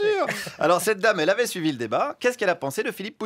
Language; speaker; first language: French; native; French